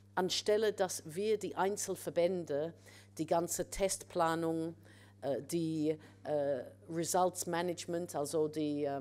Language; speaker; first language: German; non-native, fluent; English